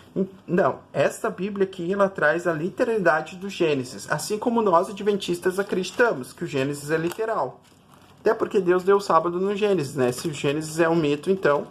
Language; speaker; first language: Portuguese; native; Portuguese